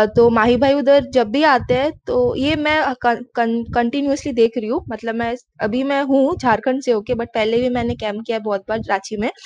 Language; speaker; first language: Hindi; non-native, local second language; Bangla